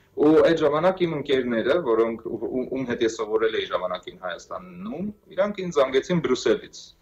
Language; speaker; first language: Armenian; native; Armenian